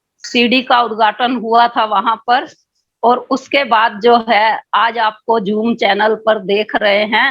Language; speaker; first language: Hindi; native; Hindi